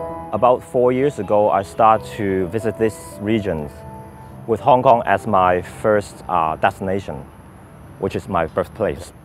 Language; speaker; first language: English; non-native, local second language; Cantonese